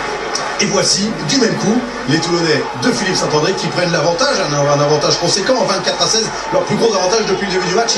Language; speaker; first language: French; native; French